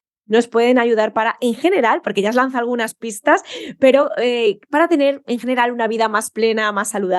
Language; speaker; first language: Spanish; native; Spanish